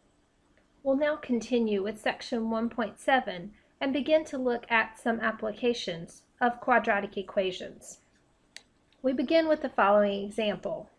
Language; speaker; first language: English; native; English